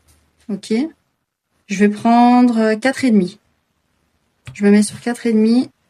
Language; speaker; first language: French; native; French